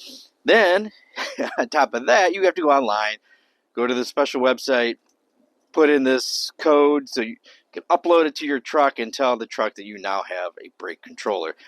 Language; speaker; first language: English; native; English